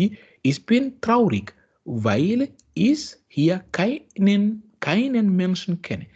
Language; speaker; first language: German; non-native, fluent; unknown